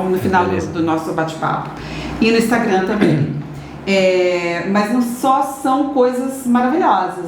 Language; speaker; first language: Portuguese; native; Portuguese